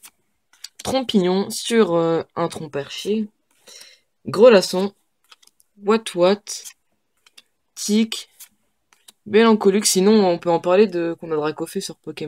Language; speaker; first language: French; native; French